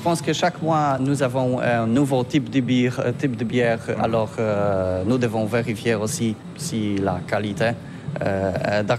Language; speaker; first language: French; non-native, learner; Polish